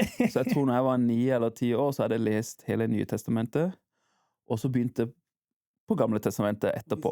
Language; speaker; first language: Norwegian; early bilingual, heritage; Norwegian